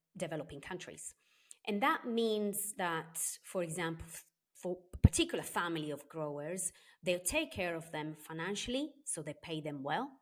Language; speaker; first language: English; non-native, fluent; Italian